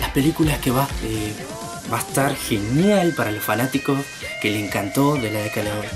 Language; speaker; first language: Spanish; native; Spanish